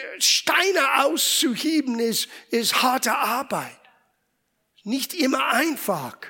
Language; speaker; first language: German; non-native, fluent; English